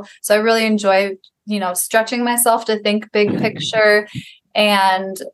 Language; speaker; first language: English; native; English